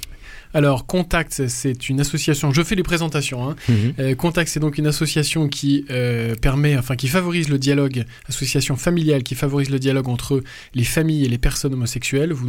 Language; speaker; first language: French; native; French